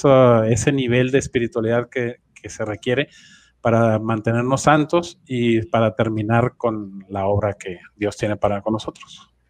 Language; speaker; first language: Spanish; native; Spanish